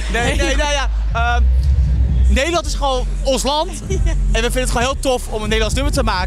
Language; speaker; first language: Dutch; native; Dutch